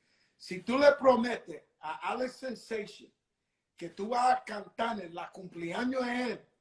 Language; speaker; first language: Spanish; early bilingual, heritage; English